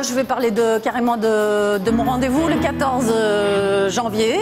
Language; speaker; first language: French; native; French